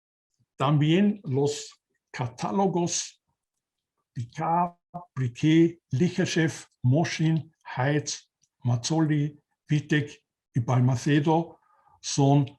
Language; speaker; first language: Spanish; non-native, learner; German